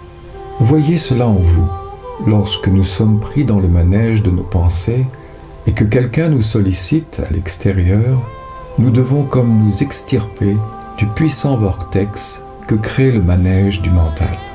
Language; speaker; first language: French; native; French